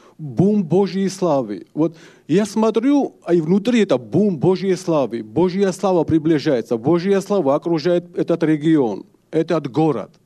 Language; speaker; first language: Russian; non-native, local second language; Georgian